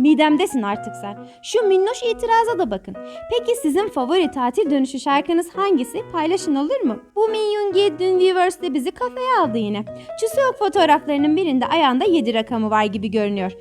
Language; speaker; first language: Turkish; native; Turkish